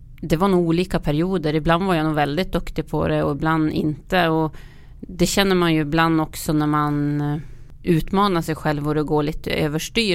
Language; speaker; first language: Swedish; native; Swedish